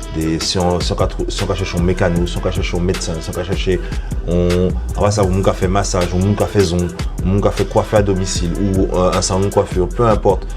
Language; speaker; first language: French; non-native, local second language; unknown